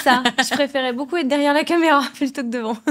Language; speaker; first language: French; native; French